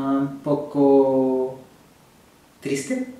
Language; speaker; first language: Spanish; non-native, learner; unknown